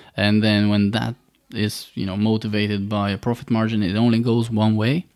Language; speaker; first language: English; non-native, fluent; Bulgarian